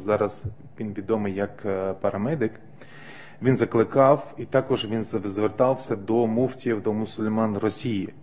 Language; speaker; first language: Ukrainian; non-native, fluent; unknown